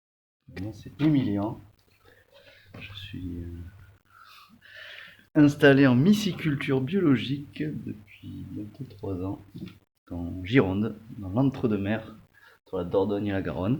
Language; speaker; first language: French; native; French